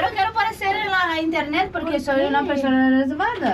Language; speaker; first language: Spanish; non-native, learner; Portuguese